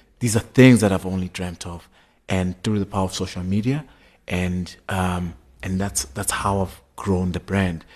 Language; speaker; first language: English; non-native, local second language; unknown